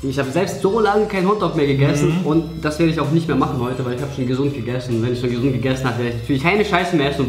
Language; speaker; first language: German; native; German